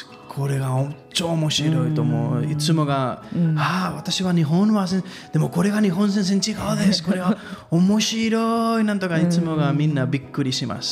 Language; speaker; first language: Japanese; non-native, learner; Catalan